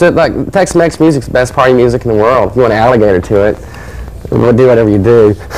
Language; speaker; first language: English; native; English